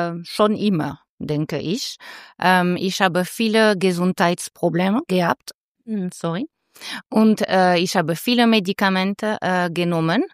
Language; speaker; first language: German; non-native, learner; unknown